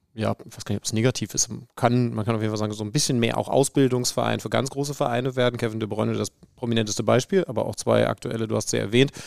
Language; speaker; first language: German; native; German